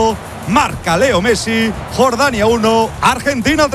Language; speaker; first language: Spanish; native; Spanish